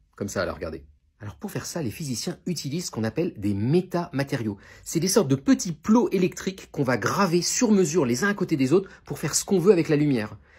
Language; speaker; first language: French; native; French